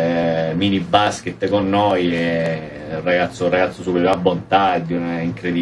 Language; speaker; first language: Italian; native; Italian